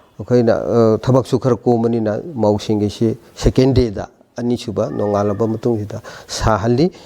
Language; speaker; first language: Manipuri; non-native, local second language; Rongmei Naga